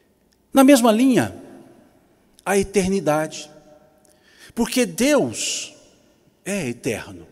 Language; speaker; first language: Portuguese; native; Portuguese